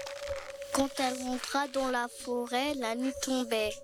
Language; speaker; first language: French; native; French